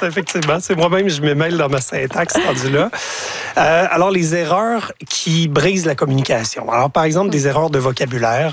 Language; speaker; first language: French; native; French